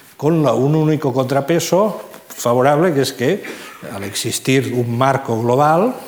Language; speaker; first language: Spanish; non-native, local second language; Catalan